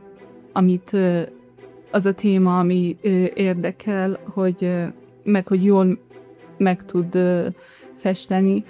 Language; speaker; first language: Hungarian; early bilingual, heritage; Hungarian